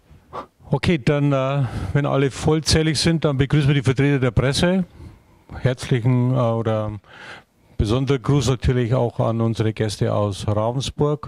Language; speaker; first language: German; native; German